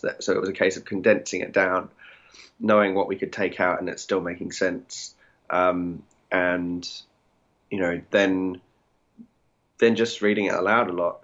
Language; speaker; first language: English; native; English